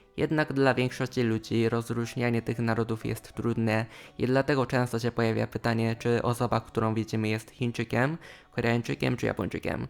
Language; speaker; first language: Polish; non-native, fluent; Japanese